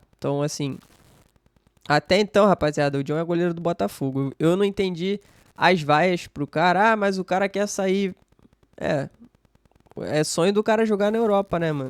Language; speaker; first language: Portuguese; native; Portuguese